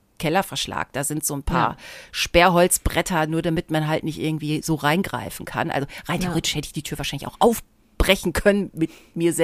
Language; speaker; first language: German; native; German